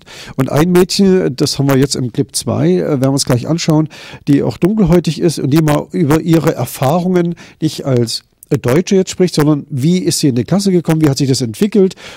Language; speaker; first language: German; native; German